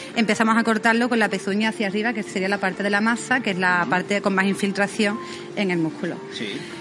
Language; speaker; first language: Spanish; native; Spanish